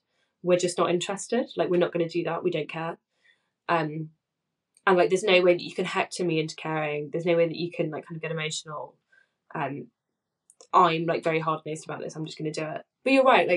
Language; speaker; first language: English; native; English